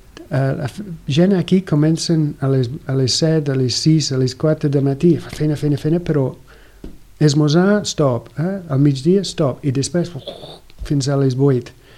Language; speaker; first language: Catalan; non-native, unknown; English